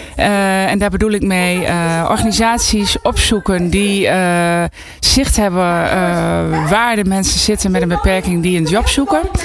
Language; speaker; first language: Dutch; native; Dutch